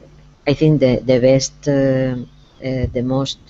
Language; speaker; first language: English; non-native, learner; Spanish